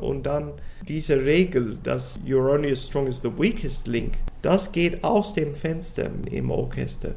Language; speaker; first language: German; non-native, fluent; English